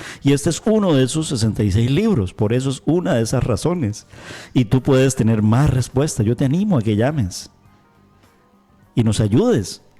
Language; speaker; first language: Spanish; native; Spanish